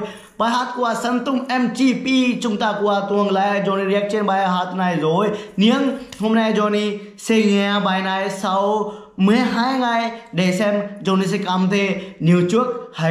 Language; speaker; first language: Vietnamese; non-native, learner; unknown